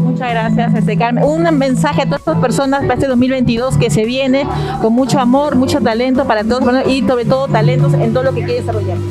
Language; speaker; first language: Spanish; native; Spanish